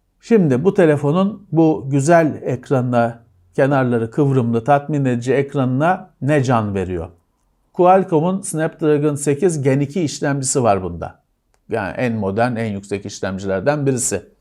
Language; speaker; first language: Turkish; native; Turkish